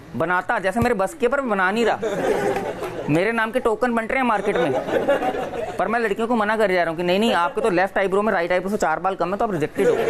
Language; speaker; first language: Hindi; native; Hindi